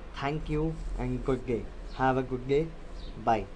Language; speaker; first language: English; non-native, local second language; Bangla